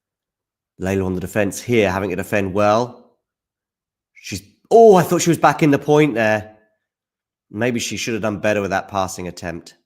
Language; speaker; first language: English; native; English